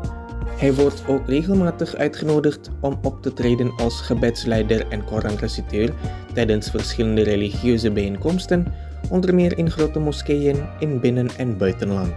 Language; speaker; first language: Dutch; non-native, fluent; Indonesian